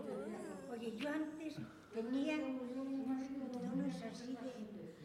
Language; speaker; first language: Spanish; native; Spanish